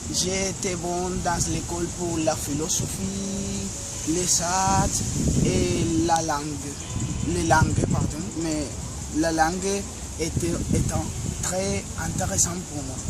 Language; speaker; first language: French; non-native, learner; Spanish